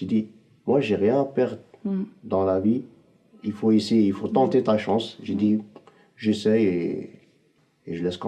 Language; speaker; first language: French; non-native, fluent; Arabic